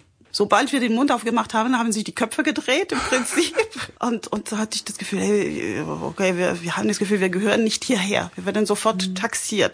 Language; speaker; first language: German; non-native, fluent; French